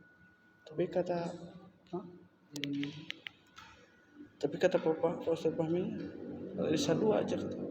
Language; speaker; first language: Indonesian; native; Indonesian